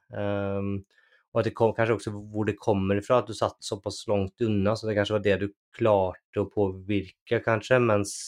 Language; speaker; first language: Norwegian; native; Norwegian